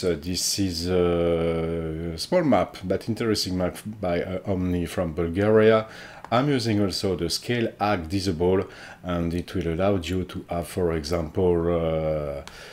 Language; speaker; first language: English; non-native, fluent; French